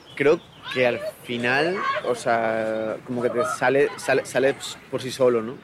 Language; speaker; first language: Spanish; native; Spanish